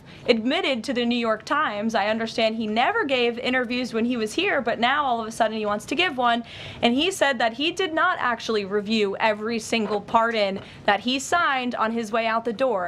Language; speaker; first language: English; native; English